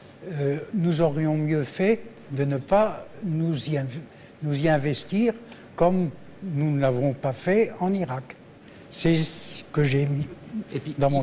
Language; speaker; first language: French; native; French